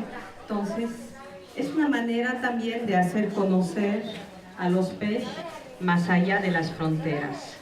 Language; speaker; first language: Spanish; non-native, fluent; French